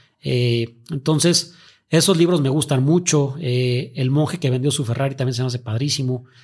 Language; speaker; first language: Spanish; native; Spanish